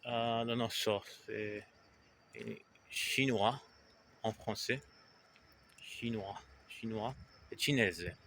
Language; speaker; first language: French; non-native, learner; Portuguese